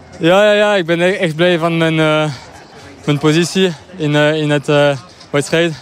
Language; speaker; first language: Dutch; non-native, local second language; French